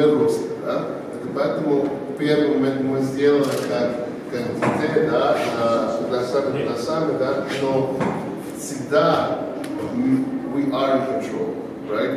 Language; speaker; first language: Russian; non-native, learner; Spanish